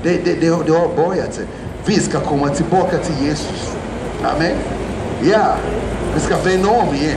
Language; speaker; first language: Swedish; non-native, fluent; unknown